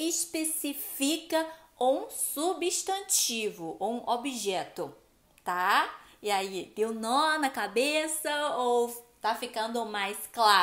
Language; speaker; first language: Portuguese; non-native, fluent; Chinese